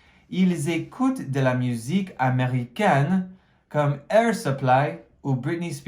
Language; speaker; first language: French; non-native, fluent; English